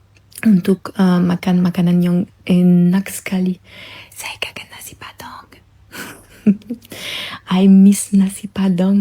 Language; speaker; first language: Indonesian; non-native, fluent; Maltese